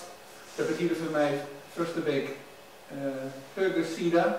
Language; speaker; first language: Swedish; non-native, learner; Dutch